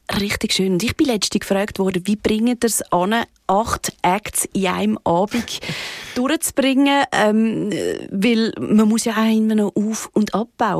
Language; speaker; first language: German; native; German